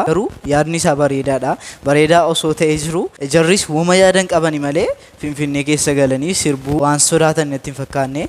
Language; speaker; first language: Oromo; native; Oromo